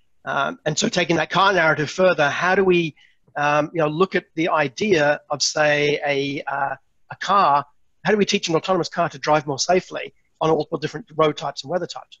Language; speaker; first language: English; native; English